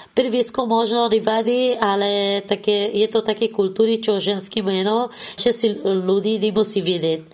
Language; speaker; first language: Slovak; non-native, learner; Persian